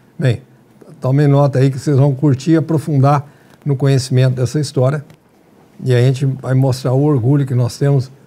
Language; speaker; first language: Portuguese; native; Portuguese